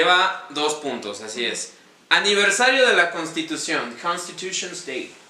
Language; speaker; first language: Spanish; native; Spanish